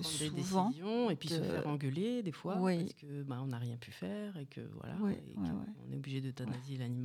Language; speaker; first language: French; native; French